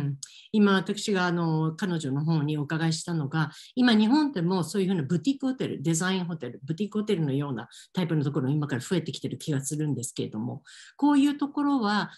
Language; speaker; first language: Japanese; native; Japanese